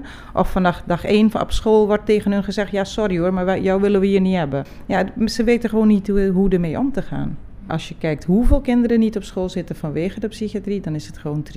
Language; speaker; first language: Dutch; non-native, local second language; Papiamento